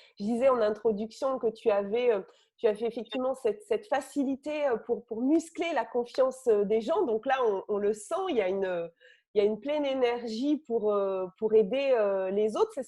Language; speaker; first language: French; native; French